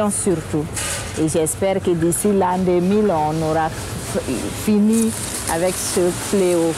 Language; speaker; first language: French; non-native, local second language; Bambara